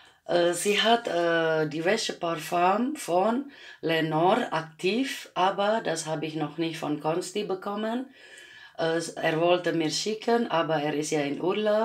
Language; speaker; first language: German; non-native, learner; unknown